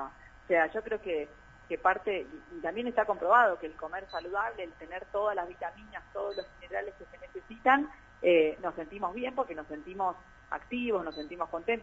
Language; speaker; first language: Spanish; native; Spanish